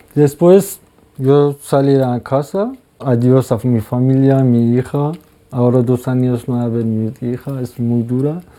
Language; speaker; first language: Spanish; non-native, learner; Persian